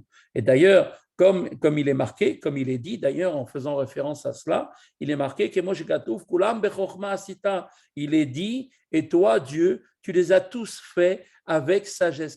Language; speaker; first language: French; native; French